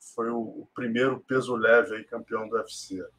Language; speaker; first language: Portuguese; native; Portuguese